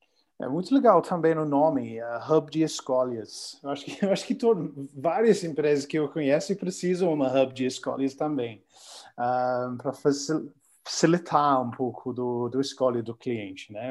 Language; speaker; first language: Portuguese; non-native, learner; English